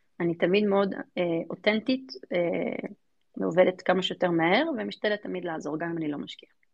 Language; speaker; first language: Hebrew; early bilingual, other home language; English